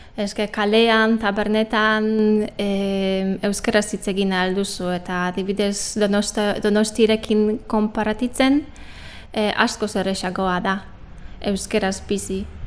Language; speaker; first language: Basque; non-native, learner; Polish